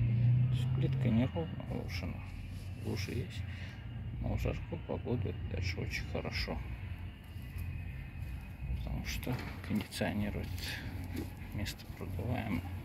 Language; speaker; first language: Russian; native; Russian